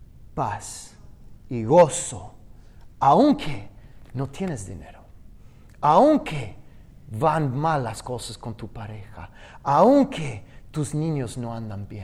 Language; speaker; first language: Spanish; non-native, fluent; English